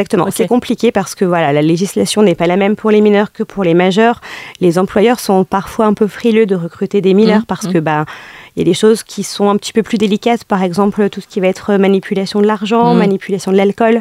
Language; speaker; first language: French; native; French